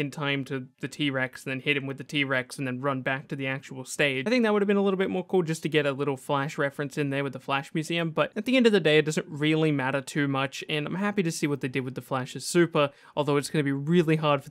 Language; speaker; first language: English; native; English